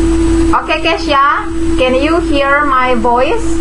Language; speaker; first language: English; non-native, fluent; Indonesian